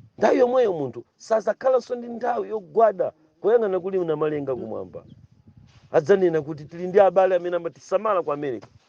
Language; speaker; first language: Nyanja; non-native, local second language; Tumbuka